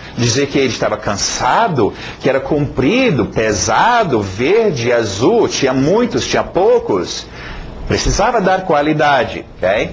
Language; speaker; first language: Portuguese; native; Portuguese